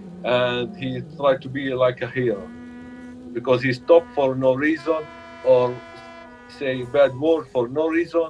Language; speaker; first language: English; non-native, learner; Arabic